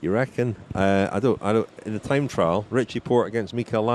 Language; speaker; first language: English; native; English